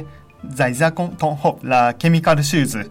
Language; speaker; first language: Vietnamese; non-native, fluent; Japanese